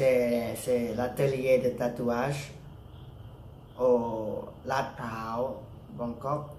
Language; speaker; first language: French; non-native, learner; Thai